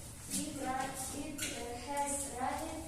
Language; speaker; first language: English; non-native, learner; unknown